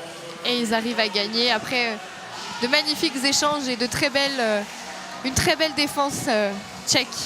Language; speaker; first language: French; native; French